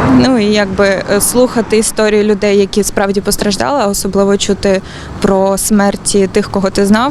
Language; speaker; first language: Ukrainian; native; Ukrainian